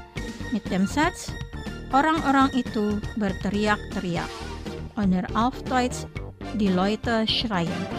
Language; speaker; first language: German; non-native, fluent; Indonesian